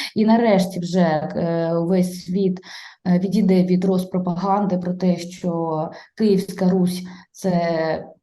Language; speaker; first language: Ukrainian; non-native, local second language; Russian